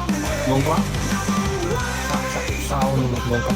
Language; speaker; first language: Vietnamese; non-native, learner; Korean